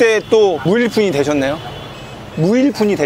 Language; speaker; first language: Korean; native; Korean